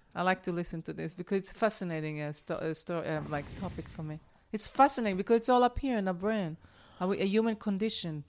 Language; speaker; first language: English; non-native, fluent; Hebrew